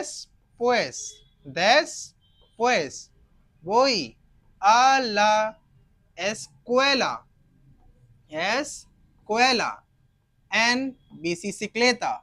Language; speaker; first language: Spanish; non-native, fluent; Hindi